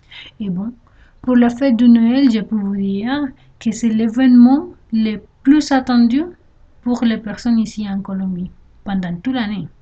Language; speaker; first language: French; non-native, learner; Spanish